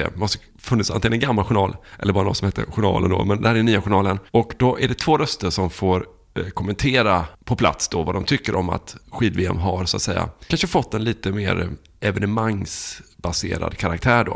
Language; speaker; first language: Swedish; native; Swedish